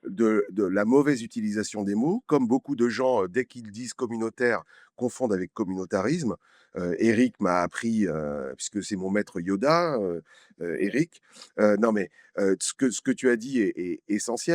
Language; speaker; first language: French; native; French